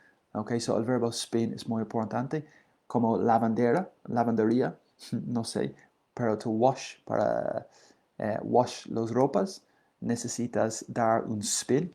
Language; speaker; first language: Spanish; non-native, learner; English